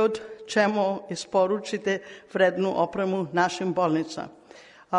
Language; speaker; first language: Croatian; non-native, learner; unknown